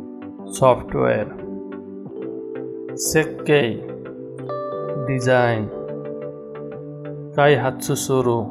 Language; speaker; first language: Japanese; non-native, learner; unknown